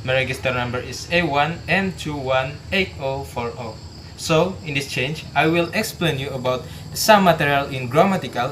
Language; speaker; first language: English; non-native, learner; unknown